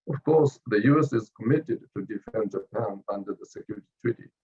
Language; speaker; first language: English; non-native, fluent; Japanese